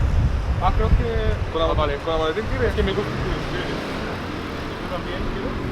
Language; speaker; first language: Spanish; non-native, learner; English